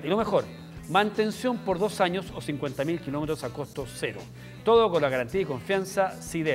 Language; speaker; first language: Spanish; native; Spanish